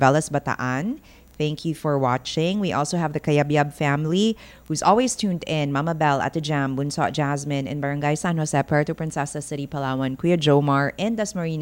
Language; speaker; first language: English; non-native, local second language; Cebuano